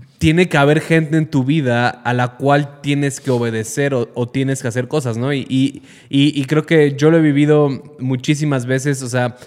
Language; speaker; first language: Spanish; native; Spanish